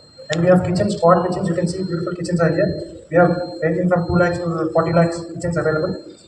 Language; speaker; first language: English; non-native, local second language; Telugu